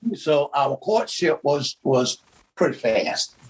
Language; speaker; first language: English; native; English